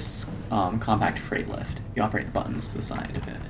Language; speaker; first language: English; native; English